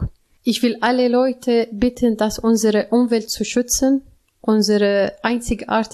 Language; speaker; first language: German; non-native, learner; Arabic